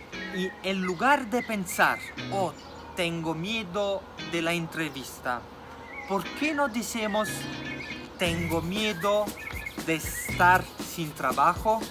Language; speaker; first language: Spanish; non-native, fluent; Italian